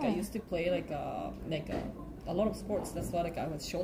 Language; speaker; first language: English; non-native, learner; Japanese